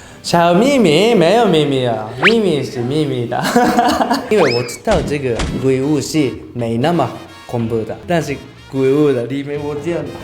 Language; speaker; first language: Chinese; non-native, learner; Japanese